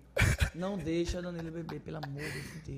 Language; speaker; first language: Portuguese; native; Portuguese